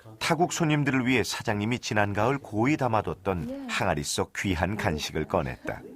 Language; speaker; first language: Korean; native; Korean